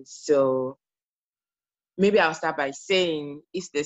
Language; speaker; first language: English; non-native, local second language; Yoruba